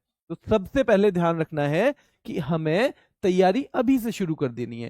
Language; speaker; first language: Hindi; native; Hindi